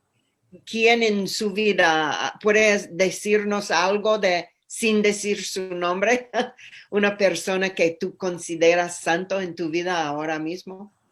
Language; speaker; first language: Spanish; non-native, fluent; English